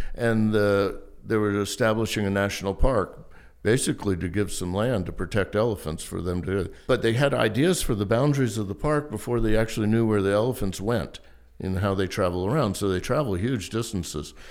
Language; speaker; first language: English; native; English